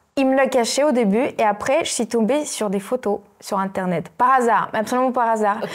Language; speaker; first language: French; non-native, fluent; Russian